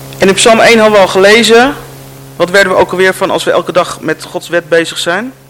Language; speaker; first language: Dutch; native; Dutch